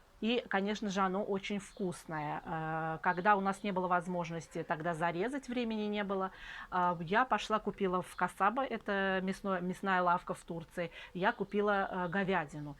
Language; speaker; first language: Russian; native; Russian